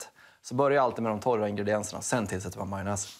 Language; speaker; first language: Swedish; native; Swedish